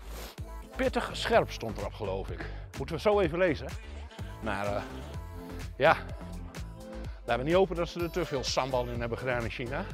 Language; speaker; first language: Dutch; native; Dutch